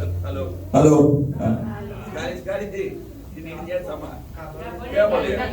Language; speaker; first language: Indonesian; non-native, learner; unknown